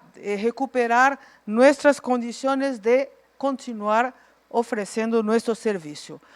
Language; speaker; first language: Spanish; non-native, local second language; Portuguese